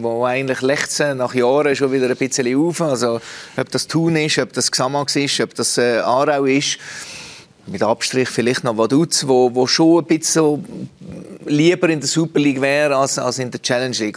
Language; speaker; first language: German; native; German